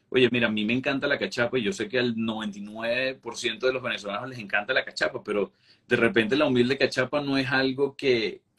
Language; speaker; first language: Spanish; native; Spanish